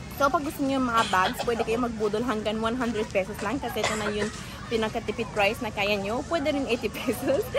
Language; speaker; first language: Filipino; non-native, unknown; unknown